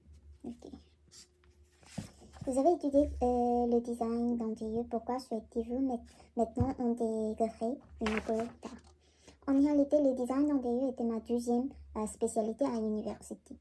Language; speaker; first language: French; non-native, learner; Korean